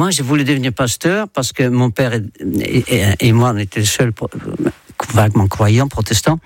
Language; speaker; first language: French; non-native, fluent; Dutch